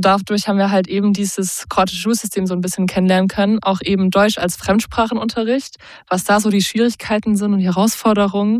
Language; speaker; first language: German; native; German